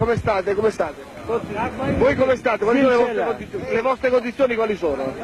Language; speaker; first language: Italian; native; Italian